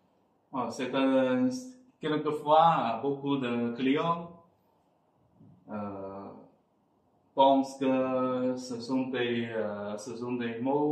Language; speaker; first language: French; non-native, fluent; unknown